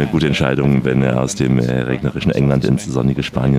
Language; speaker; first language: German; native; German